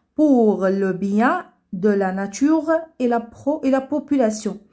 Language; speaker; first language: French; non-native, local second language; Arabic